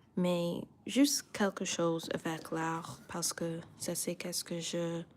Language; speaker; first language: French; non-native, learner; English